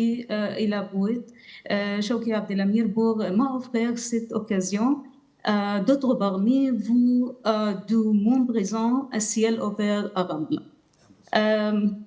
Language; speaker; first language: French; non-native, learner; Arabic